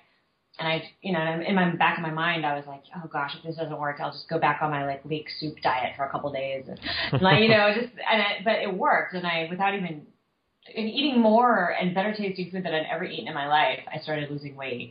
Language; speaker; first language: English; native; English